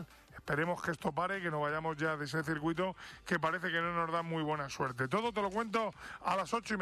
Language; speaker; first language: Spanish; native; Spanish